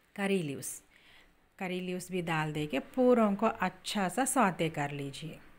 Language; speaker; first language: Hindi; native; Hindi